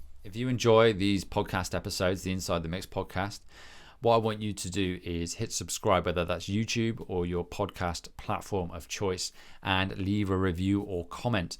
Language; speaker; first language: English; native; English